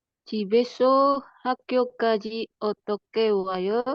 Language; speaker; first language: Korean; non-native, learner; Indonesian